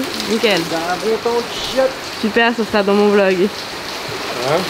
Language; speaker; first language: French; native; French